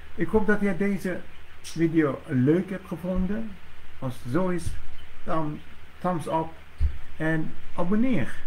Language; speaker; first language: Dutch; non-native, fluent; Persian